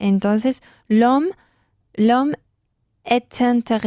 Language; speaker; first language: French; non-native, learner; Spanish